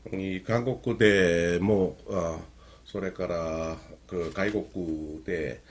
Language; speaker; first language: Japanese; non-native, learner; Korean